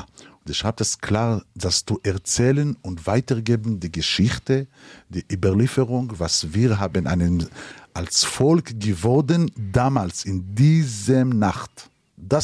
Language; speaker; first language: German; non-native, learner; Hebrew